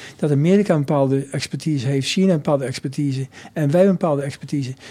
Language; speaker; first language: Dutch; native; Dutch